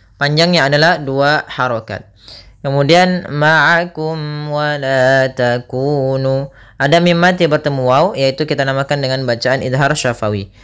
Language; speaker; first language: Indonesian; native; Indonesian